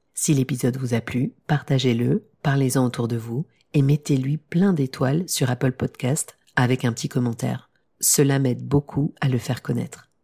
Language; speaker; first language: French; native; French